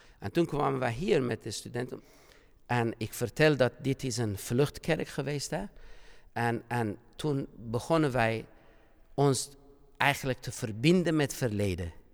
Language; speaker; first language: Dutch; non-native, fluent; Persian